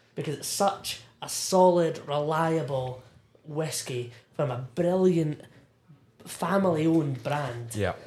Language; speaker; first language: English; native; English